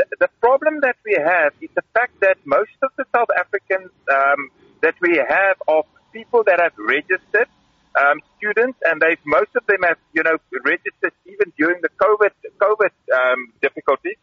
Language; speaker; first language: English; non-native, local second language; Afrikaans